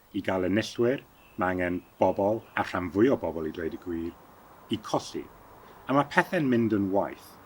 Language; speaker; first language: Welsh; early bilingual, heritage; Welsh